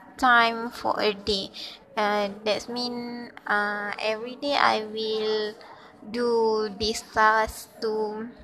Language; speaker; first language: English; non-native, learner; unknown